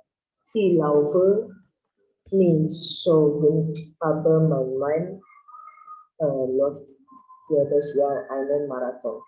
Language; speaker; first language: German; non-native, learner; Indonesian